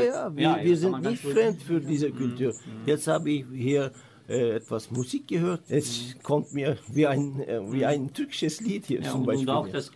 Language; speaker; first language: German; non-native, learner; Turkish